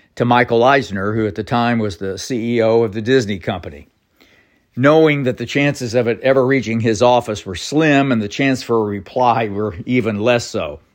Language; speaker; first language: English; native; English